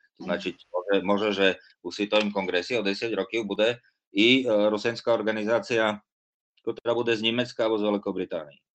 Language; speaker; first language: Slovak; non-native, local second language; Rusyn